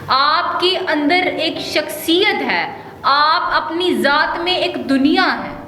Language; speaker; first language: Urdu; non-native, local second language; Punjabi